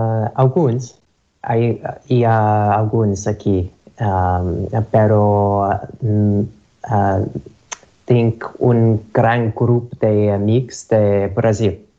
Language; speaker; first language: Catalan; non-native, learner; English